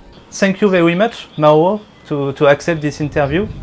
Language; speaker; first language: English; non-native, learner; French